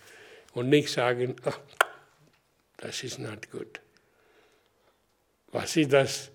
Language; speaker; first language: German; non-native, learner; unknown